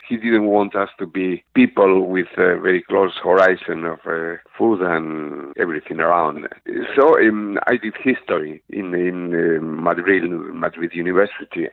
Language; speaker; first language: English; non-native, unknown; Spanish